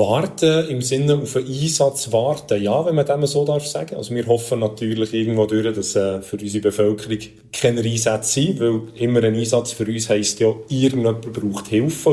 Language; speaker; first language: German; native; German